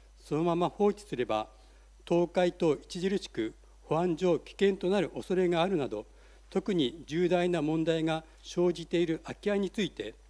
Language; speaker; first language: Japanese; native; Japanese